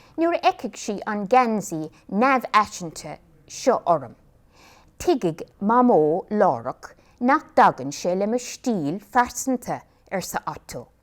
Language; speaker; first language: Irish; non-native, local second language; English